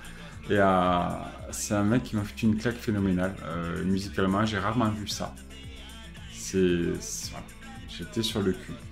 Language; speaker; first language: French; native; French